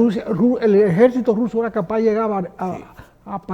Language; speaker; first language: Spanish; native; Spanish